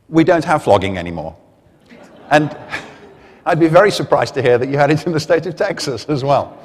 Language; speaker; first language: English; native; English